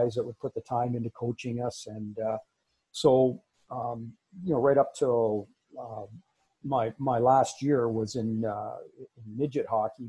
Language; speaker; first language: English; native; English